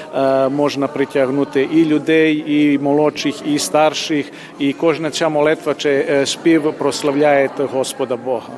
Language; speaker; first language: Ukrainian; early bilingual, heritage; Ukrainian